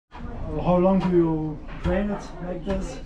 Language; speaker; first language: English; non-native, fluent; Croatian